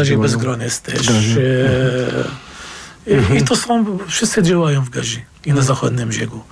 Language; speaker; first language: Polish; non-native, fluent; Arabic